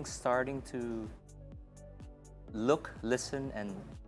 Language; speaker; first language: English; non-native, local second language; Hiligaynon